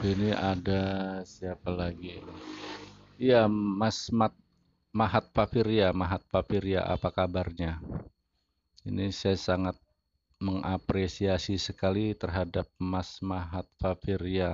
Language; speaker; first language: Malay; non-native, local second language; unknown